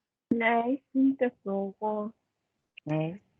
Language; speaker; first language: Swedish; non-native, learner; Spanish